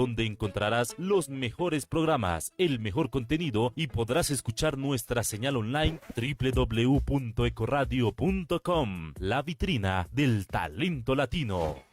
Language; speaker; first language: Spanish; native; Spanish